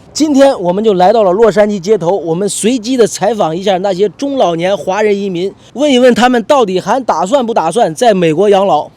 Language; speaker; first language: Chinese; native; Chinese